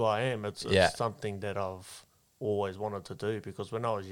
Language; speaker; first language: English; non-native, local second language; Māori